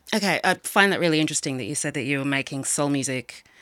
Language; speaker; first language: English; native; English